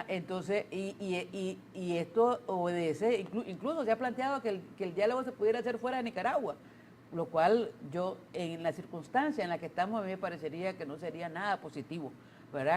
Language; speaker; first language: Spanish; native; Spanish